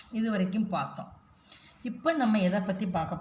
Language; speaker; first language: Tamil; native; Tamil